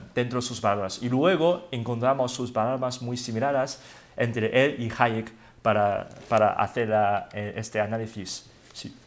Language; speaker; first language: Spanish; non-native, learner; Wu Chinese